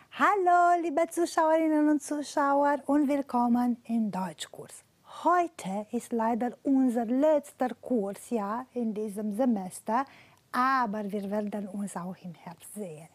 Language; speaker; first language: German; non-native, fluent; Romanian